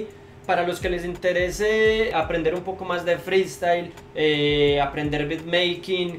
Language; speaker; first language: Spanish; native; Spanish